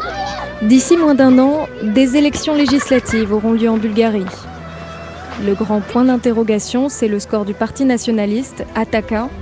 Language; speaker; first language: French; native; French